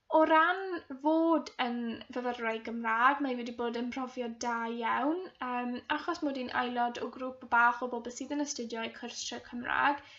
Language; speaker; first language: Welsh; non-native, local second language; English